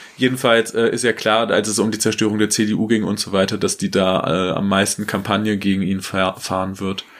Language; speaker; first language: German; native; German